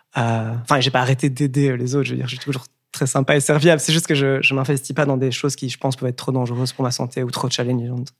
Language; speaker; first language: French; native; French